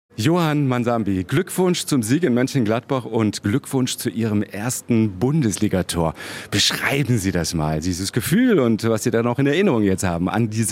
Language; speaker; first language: German; native; German